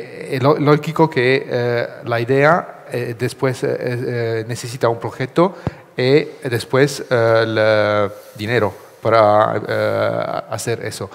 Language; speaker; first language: Spanish; non-native, learner; Italian